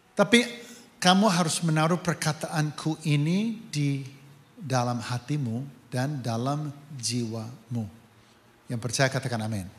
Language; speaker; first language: Indonesian; non-native, fluent; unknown